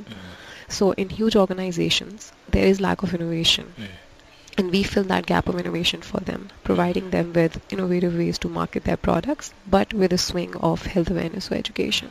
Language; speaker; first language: English; non-native, local second language; Urdu